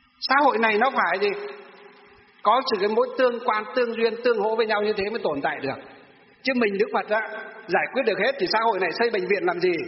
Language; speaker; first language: Vietnamese; native; Vietnamese